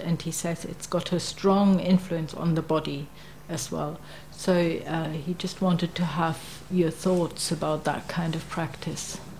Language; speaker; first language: English; non-native, fluent; German